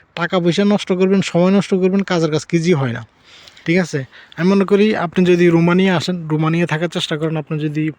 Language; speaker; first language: Bangla; native; Bangla